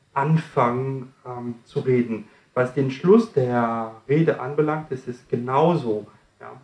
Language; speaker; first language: German; non-native, fluent; French